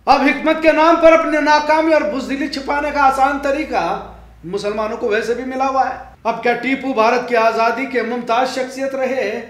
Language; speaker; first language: Hindi; non-native, local second language; Urdu